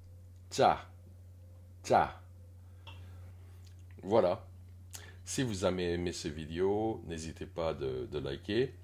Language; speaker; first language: French; non-native, fluent; Korean